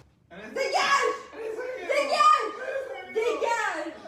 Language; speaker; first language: French; native; French